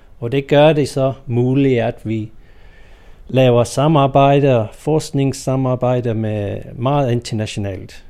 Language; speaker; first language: Danish; non-native, fluent; English